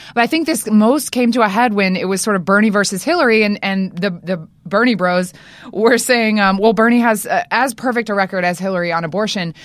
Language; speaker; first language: English; native; English